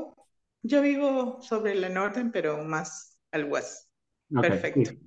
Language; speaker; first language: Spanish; early bilingual, other home language; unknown